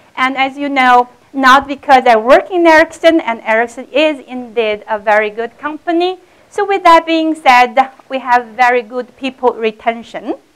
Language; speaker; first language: English; non-native, fluent; Chinese